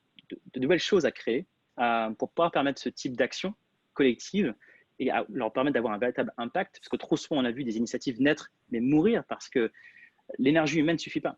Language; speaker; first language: French; native; French